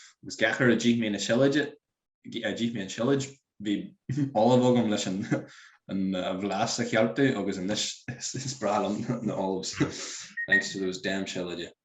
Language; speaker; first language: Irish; non-native, local second language; English